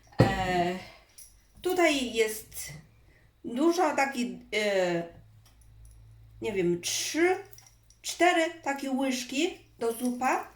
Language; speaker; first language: Polish; non-native, learner; Chinese